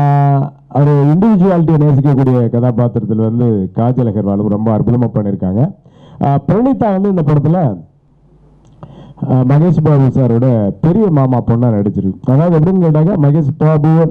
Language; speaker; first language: Tamil; native; Tamil